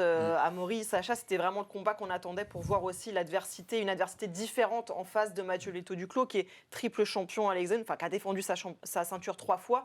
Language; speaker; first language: French; native; French